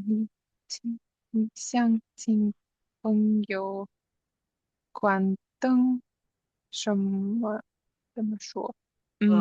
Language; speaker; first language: Chinese; non-native, learner; English